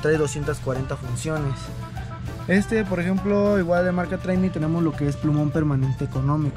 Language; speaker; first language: Spanish; native; Spanish